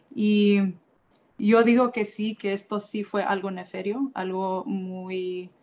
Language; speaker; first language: Spanish; early bilingual, heritage; Spanish